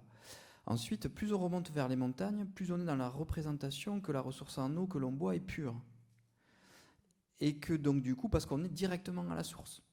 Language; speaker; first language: French; native; French